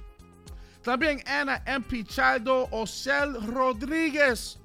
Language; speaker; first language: Spanish; early bilingual, heritage; Spanish